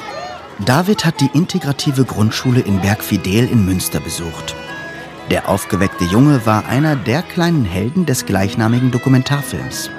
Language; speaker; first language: German; native; German